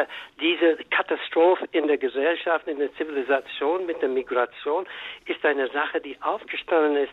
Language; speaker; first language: German; non-native, fluent; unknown